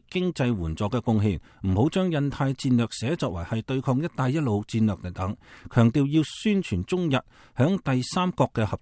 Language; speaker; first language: Chinese; native; Chinese